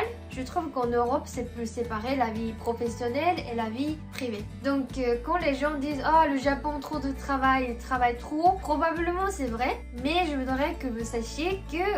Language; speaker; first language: French; non-native, fluent; Japanese